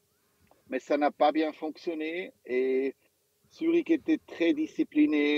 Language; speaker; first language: French; non-native, local second language; German